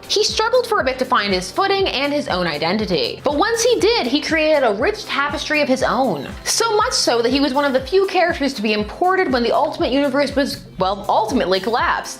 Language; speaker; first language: English; native; English